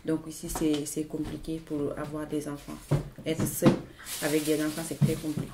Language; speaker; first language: French; non-native, fluent; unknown